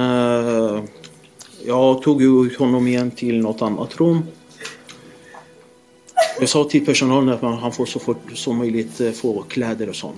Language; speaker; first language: Swedish; non-native, fluent; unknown